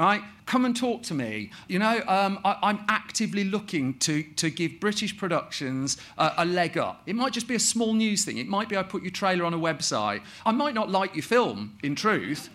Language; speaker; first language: English; native; English